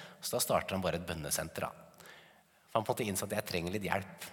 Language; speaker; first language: Norwegian; native; Norwegian